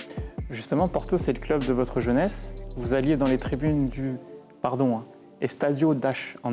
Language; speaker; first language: French; native; French